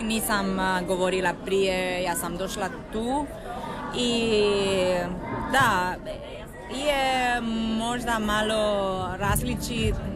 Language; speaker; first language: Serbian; non-native, learner; Spanish